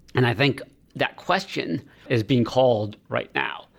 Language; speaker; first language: English; native; English